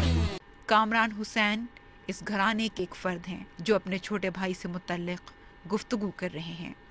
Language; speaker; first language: Urdu; native; Urdu